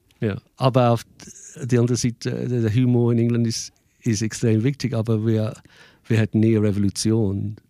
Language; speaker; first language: German; non-native, fluent; English